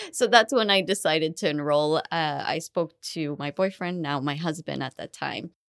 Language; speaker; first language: English; early bilingual, other home language; Arabic